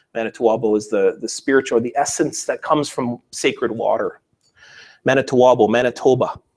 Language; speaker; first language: English; native; English